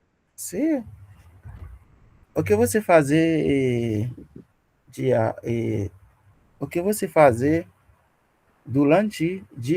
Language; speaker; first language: Portuguese; non-native, learner; Haitian Creole